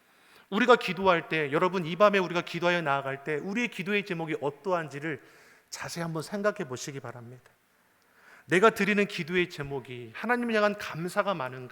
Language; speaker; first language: Korean; native; Korean